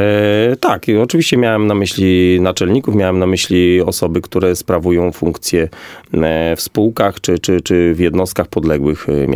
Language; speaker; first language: Polish; native; Polish